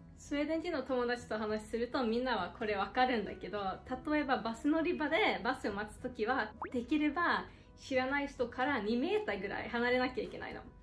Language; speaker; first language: Japanese; non-native, fluent; Swedish